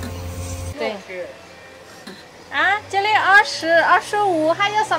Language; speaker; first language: Chinese; non-native, fluent; Indonesian